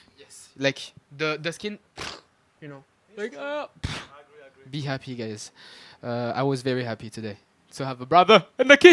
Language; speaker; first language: English; non-native, fluent; French